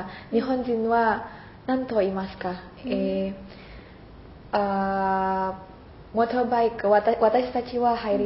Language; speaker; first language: Japanese; non-native, learner; Indonesian